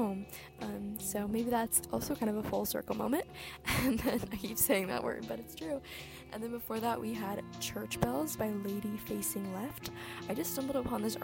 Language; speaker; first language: English; native; English